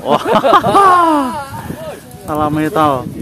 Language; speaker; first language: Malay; non-native, local second language; Javanese